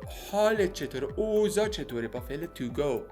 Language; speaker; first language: Persian; native; Persian